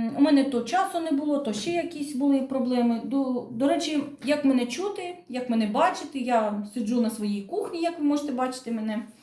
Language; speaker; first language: Ukrainian; non-native, local second language; Russian